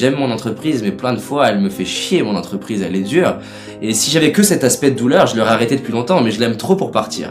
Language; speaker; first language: French; native; French